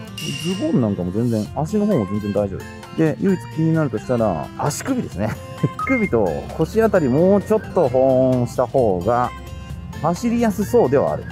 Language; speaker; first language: Japanese; native; Japanese